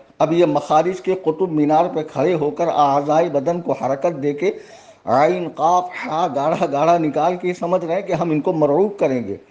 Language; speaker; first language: Urdu; native; Urdu